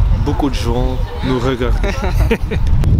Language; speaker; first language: French; non-native, learner; Dutch